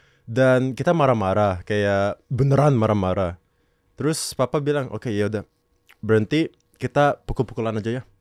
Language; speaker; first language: Indonesian; non-native, local second language; English